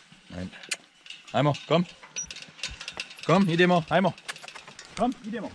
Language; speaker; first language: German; non-native, local second language; Bosnian